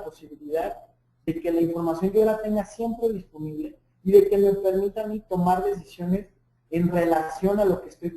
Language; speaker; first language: Spanish; native; Spanish